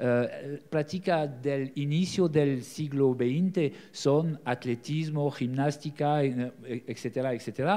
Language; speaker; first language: Spanish; non-native, learner; French